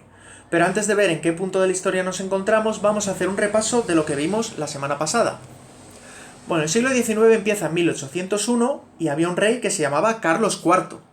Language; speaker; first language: Spanish; native; Spanish